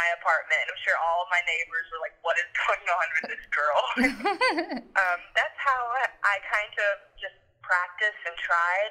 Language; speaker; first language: English; native; English